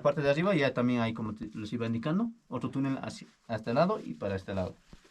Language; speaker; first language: Spanish; native; Spanish